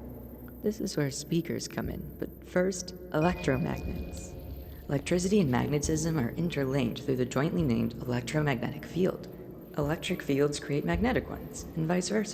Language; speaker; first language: English; native; English